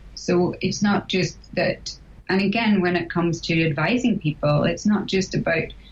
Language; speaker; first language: English; native; English